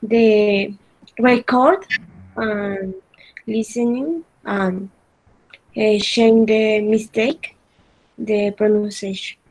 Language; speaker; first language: English; non-native, learner; Spanish